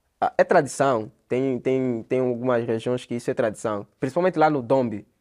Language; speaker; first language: Portuguese; native; Portuguese